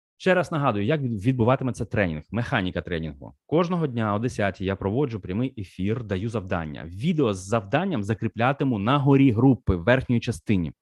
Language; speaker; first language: Ukrainian; non-native, local second language; Russian